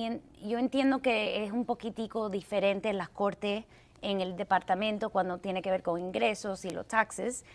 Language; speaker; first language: Spanish; early bilingual, heritage; Spanish